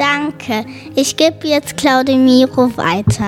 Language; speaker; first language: German; early bilingual, other home language; Portuguese